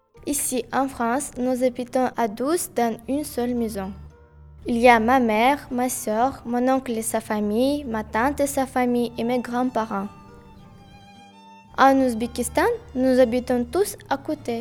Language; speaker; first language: French; non-native, learner; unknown